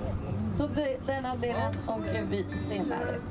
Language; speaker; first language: Swedish; non-native, fluent; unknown